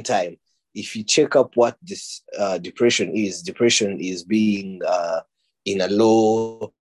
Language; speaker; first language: English; non-native, local second language; Ganda